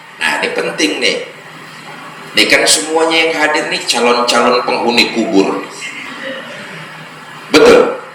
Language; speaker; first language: Indonesian; native; Indonesian